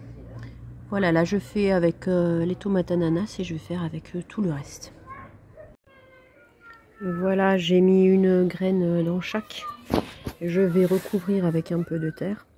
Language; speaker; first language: French; native; French